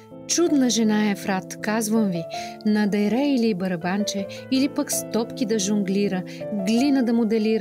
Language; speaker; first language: Bulgarian; native; Bulgarian